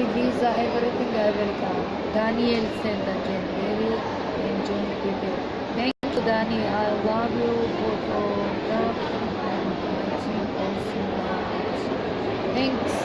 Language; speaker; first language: English; non-native, learner; Turkish